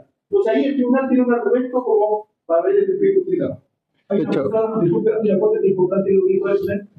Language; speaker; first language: Spanish; native; Spanish